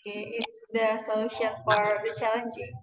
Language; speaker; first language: English; non-native, learner; Indonesian